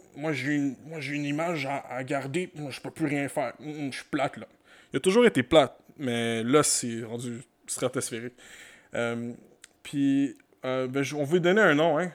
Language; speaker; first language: French; native; French